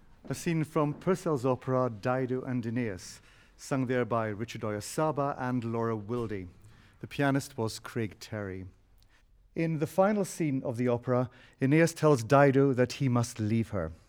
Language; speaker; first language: English; native; English